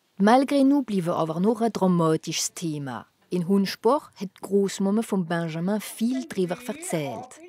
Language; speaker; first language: German; non-native, local second language; Swiss German